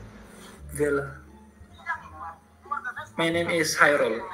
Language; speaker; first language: English; non-native, learner; Indonesian